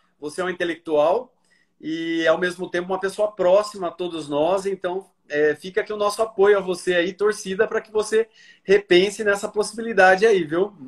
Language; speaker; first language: Portuguese; native; Portuguese